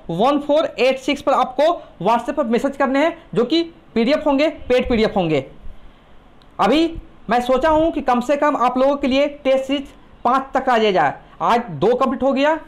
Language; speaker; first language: Hindi; native; Hindi